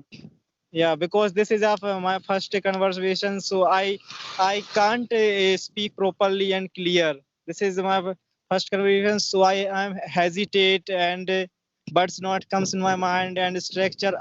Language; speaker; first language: English; non-native, learner; Hindi